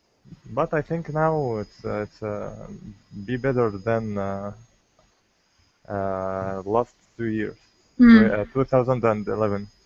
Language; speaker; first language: English; non-native, learner; Arabic